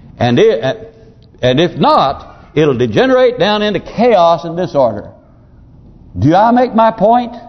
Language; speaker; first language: English; native; English